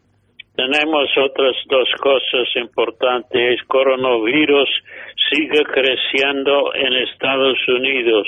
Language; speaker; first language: Spanish; non-native, fluent; English